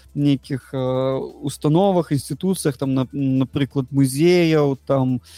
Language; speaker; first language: Belarusian; non-native, local second language; Russian